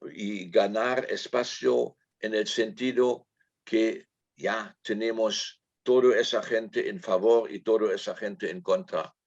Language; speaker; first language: Spanish; non-native, fluent; German